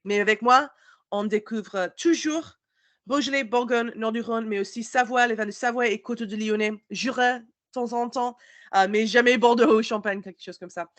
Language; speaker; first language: French; non-native, learner; English